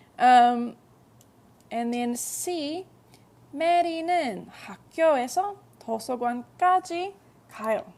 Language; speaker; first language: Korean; non-native, fluent; English